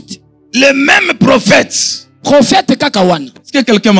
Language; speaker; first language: French; non-native, local second language; Lingala